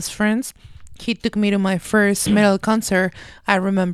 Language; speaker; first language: English; non-native, fluent; Spanish